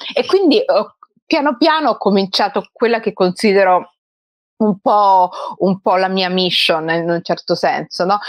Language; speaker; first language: Italian; early bilingual, other home language; Somali